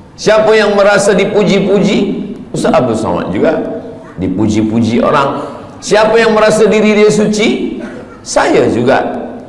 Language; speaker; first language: Malay; native; Malay